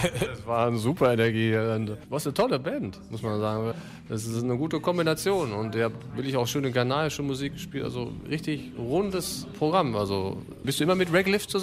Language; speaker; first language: German; native; German